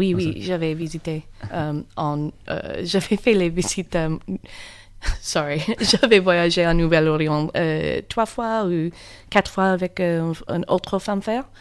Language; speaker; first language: French; non-native, learner; English